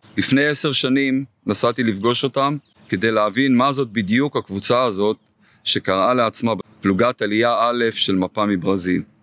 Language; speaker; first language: Hebrew; early bilingual, other home language; Portuguese